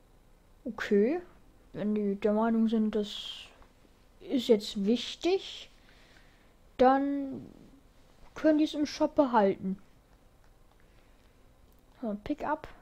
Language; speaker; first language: German; native; German